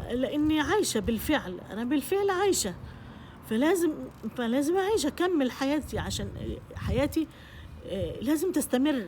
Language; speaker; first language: Arabic; native; Arabic